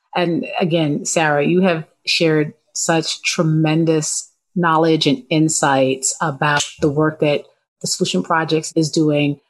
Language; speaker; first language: English; native; English